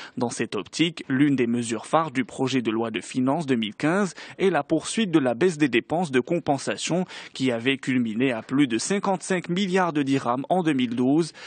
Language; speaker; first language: French; non-native, local second language; Arabic